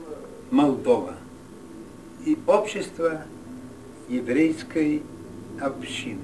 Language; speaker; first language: Russian; non-native, fluent; Yiddish